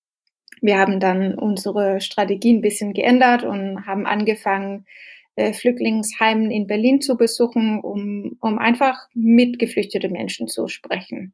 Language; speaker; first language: German; non-native, fluent; Danish